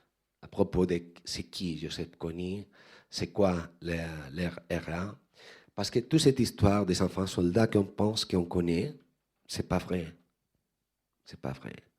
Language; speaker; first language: French; non-native, fluent; Spanish